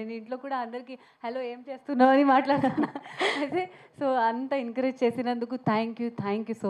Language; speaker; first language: Telugu; non-native, learner; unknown